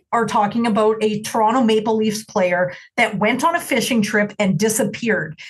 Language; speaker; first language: English; native; English